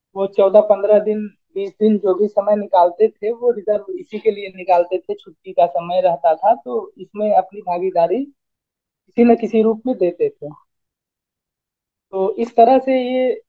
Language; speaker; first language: Hindi; native; Hindi